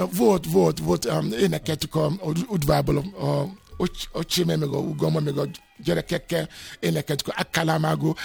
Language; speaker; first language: Hungarian; non-native, learner; Yoruba